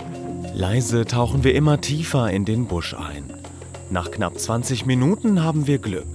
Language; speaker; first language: German; native; German